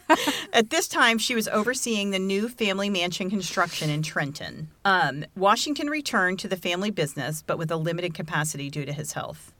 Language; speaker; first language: English; native; English